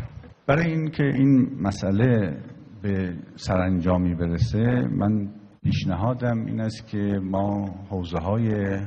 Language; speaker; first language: Persian; native; Persian